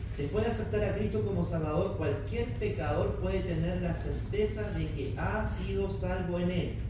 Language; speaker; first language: Spanish; native; Spanish